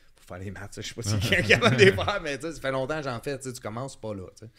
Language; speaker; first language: French; native; French